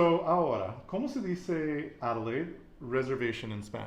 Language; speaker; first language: Spanish; non-native, learner; English